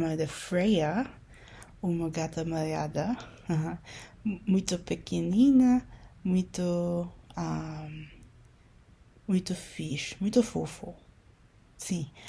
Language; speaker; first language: Portuguese; non-native, learner; Min Nan Chinese